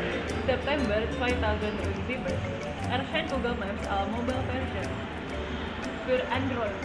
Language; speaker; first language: German; non-native, learner; Indonesian